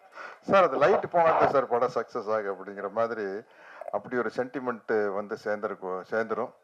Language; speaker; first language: Tamil; native; Tamil